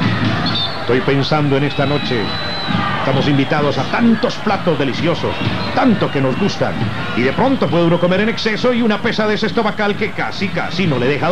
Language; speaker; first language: Spanish; native; Spanish